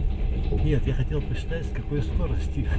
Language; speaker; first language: Russian; native; Russian